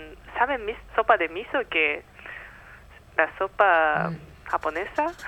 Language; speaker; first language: Spanish; non-native, fluent; Japanese